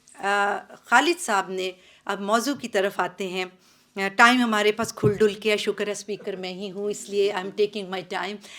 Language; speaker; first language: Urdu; native; Urdu